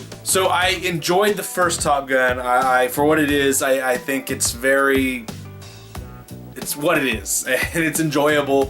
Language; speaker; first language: English; native; English